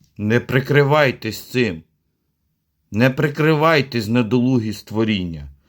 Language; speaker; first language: Ukrainian; non-native, local second language; Russian